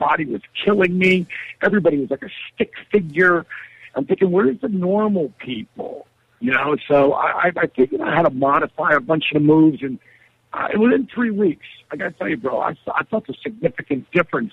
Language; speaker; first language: English; native; English